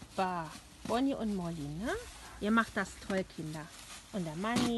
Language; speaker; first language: German; native; German